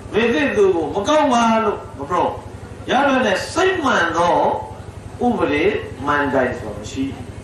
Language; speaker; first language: Burmese; native; Burmese